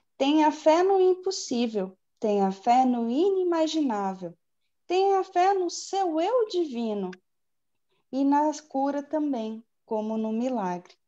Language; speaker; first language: Portuguese; native; Portuguese